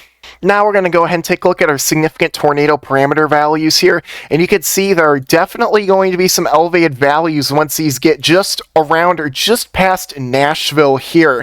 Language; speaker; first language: English; native; English